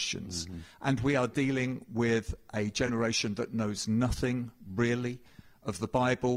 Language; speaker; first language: English; native; English